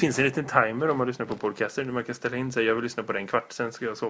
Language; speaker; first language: Swedish; native; Swedish